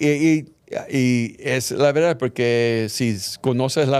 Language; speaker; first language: Spanish; early bilingual, heritage; English